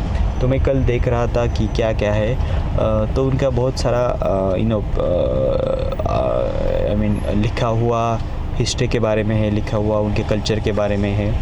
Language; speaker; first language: Hindi; non-native, local second language; Marathi